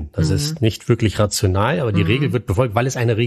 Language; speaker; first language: German; native; German